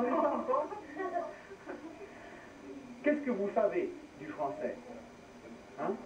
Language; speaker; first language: French; non-native, fluent; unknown